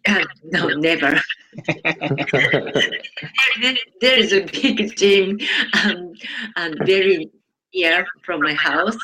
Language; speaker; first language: English; non-native, learner; Japanese